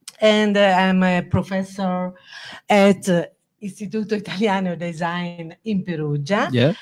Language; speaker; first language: English; non-native, learner; Italian